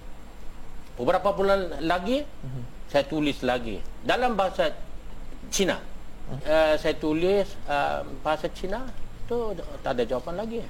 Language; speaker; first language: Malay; non-native, fluent; Korean